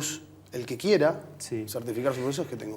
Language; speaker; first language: Spanish; native; Spanish